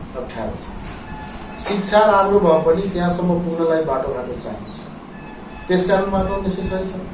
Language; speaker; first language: Nepali; non-native, local second language; Maithili